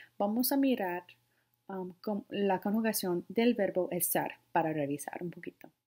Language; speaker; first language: Spanish; non-native, fluent; English